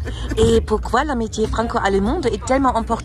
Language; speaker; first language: French; non-native, fluent; German